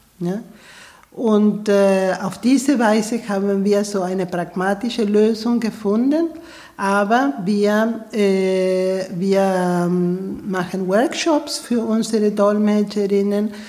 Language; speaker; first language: German; non-native, fluent; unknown